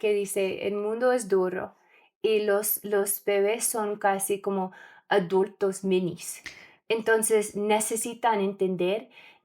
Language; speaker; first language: Spanish; non-native, learner; English